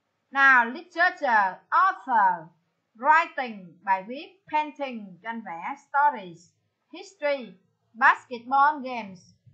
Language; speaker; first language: English; non-native, fluent; Vietnamese